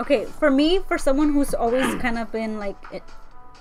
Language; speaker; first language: English; native; English